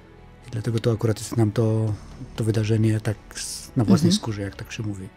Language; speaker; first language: Polish; non-native, fluent; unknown